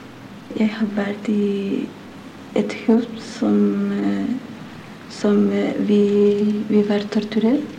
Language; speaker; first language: Norwegian; non-native, learner; Spanish